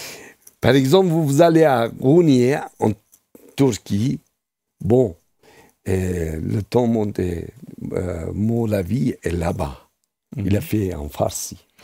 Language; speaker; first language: French; non-native, fluent; Persian